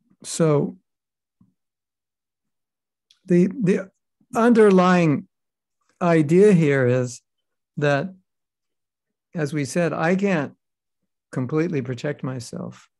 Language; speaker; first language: English; native; English